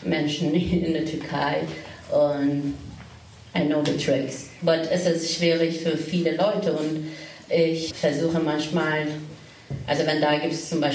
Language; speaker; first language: German; non-native, fluent; Turkish